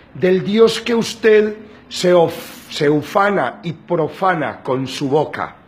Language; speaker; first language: Spanish; native; Spanish